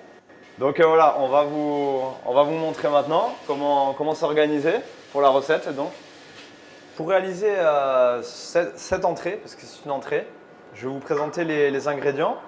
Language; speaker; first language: French; native; French